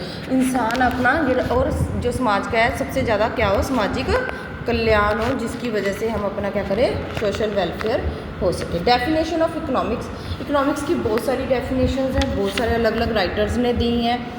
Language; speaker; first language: Hindi; native; Hindi